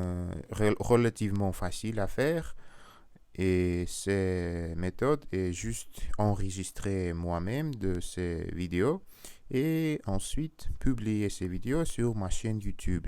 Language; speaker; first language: French; non-native, learner; Russian